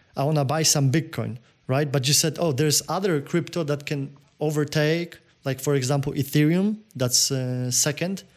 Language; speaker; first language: English; non-native, fluent; Polish